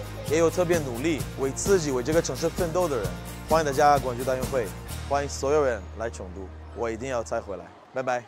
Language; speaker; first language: Chinese; non-native, fluent; English